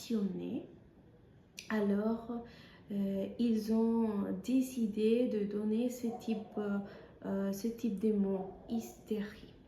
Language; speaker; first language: French; non-native, fluent; Spanish